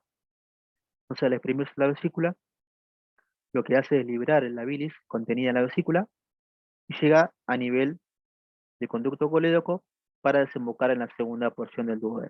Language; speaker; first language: Spanish; native; Spanish